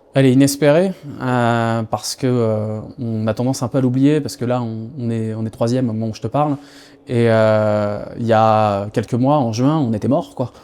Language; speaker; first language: French; native; French